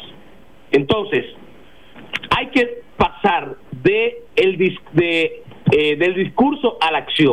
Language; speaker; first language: Spanish; native; Spanish